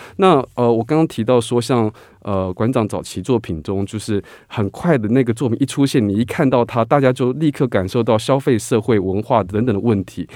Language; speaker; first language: Chinese; native; Chinese